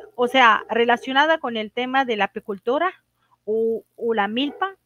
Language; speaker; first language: Spanish; non-native, fluent; Arabic